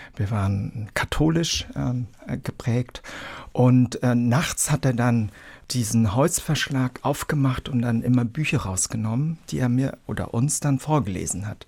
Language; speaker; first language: German; early bilingual, other home language; Vietnamese